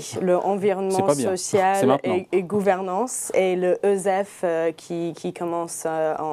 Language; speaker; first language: French; non-native, fluent; English